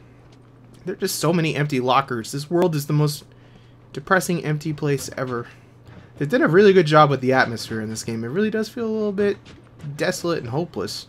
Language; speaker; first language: English; native; English